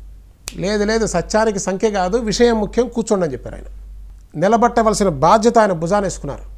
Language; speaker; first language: Telugu; native; Telugu